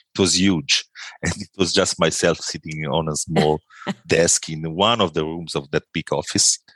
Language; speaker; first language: English; non-native, fluent; Italian